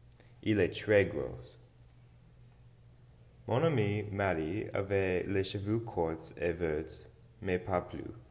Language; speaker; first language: French; non-native, learner; English